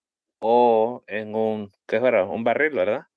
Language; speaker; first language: Spanish; early bilingual, heritage; Spanish